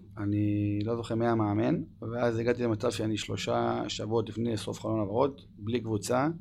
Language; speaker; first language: Hebrew; early bilingual, other home language; English